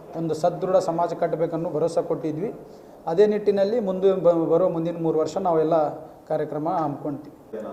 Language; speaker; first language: Kannada; non-native, local second language; Urdu